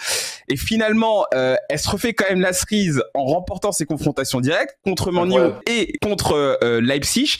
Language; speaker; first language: French; native; French